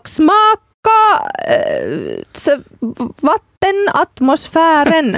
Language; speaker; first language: Swedish; non-native, local second language; Finnish